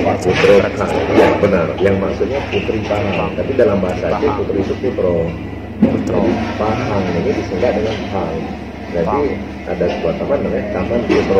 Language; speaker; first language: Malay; non-native, local second language; Achinese